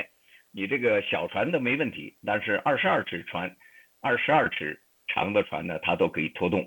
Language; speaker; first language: Chinese; native; Chinese